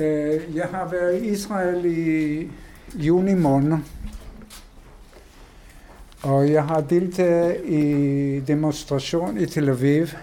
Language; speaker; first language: Danish; non-native, fluent; Hebrew